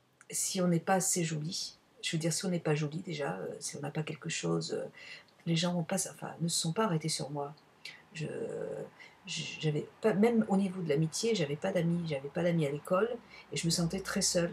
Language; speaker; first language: French; native; French